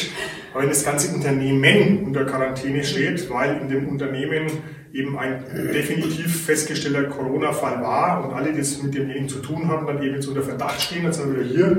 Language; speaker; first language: German; native; German